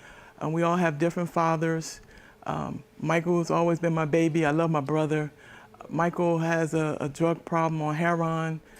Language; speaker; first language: English; native; English